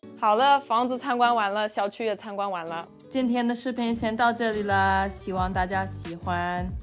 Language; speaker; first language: Chinese; non-native, fluent; English